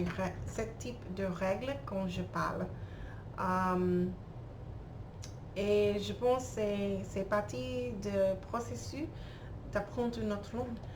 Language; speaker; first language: French; non-native, learner; English